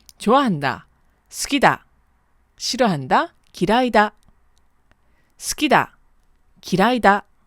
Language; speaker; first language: Korean; native; Korean